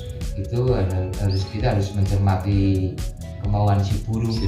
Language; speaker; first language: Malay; non-native, local second language; Javanese